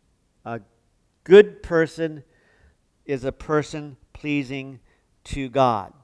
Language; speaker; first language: English; native; English